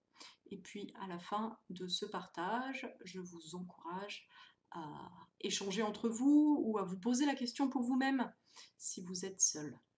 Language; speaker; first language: French; native; French